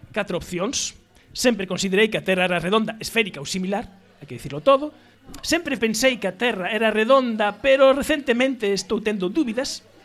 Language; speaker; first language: Galician; native; Galician